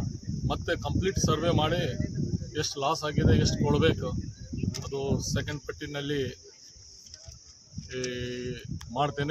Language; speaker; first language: Kannada; non-native, local second language; Urdu